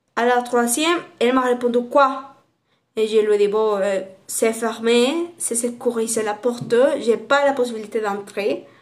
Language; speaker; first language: French; non-native, learner; Spanish